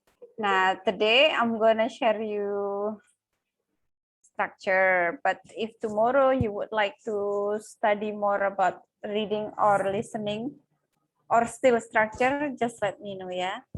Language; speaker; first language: English; non-native, local second language; Indonesian